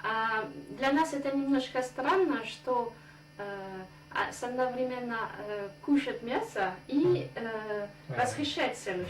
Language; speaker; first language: Russian; non-native, fluent; French